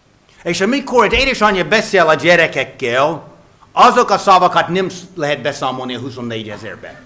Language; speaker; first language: Hungarian; non-native, fluent; English